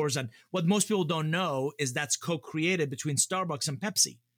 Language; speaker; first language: English; early bilingual, other home language; Persian